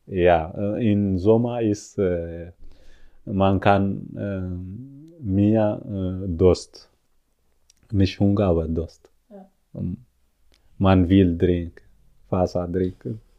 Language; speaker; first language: German; non-native, learner; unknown